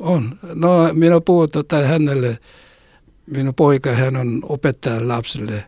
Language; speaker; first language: Finnish; non-native, learner; Korean